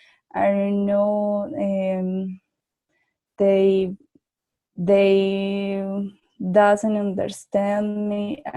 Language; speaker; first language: English; non-native, learner; Spanish